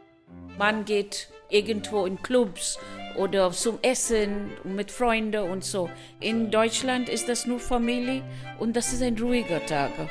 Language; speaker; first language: German; non-native, learner; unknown